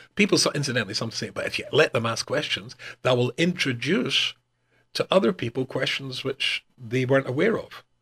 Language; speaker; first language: English; native; English